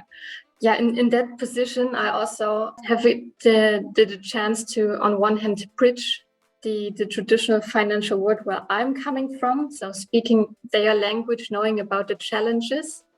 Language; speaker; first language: English; non-native, fluent; German